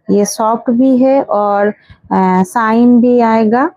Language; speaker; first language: Hindi; non-native, local second language; Bangla